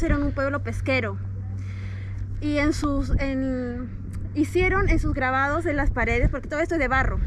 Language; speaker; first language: Spanish; native; Spanish